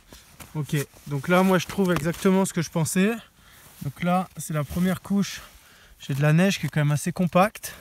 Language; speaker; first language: French; native; French